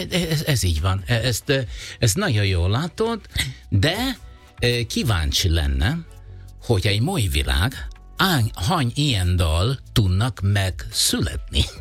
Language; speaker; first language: Hungarian; non-native, fluent; Italian